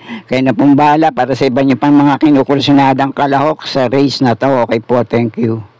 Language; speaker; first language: Filipino; native; Filipino